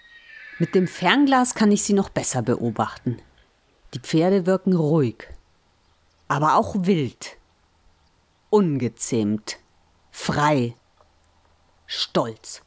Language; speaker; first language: German; native; German